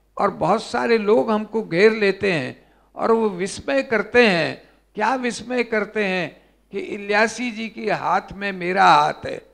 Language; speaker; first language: Hindi; native; Hindi